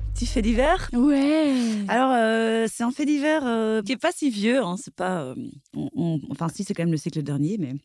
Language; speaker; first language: French; native; French